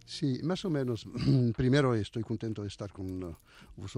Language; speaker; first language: Spanish; non-native, fluent; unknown